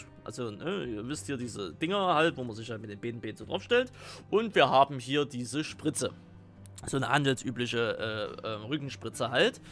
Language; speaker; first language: German; native; German